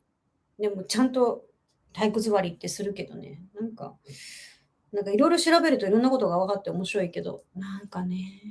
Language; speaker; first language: Japanese; native; Japanese